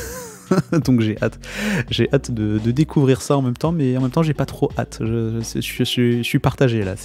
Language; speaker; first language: French; native; French